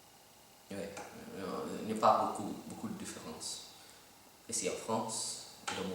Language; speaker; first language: French; non-native, learner; Filipino